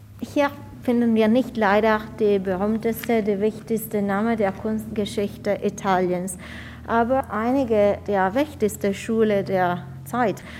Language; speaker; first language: German; non-native, fluent; Italian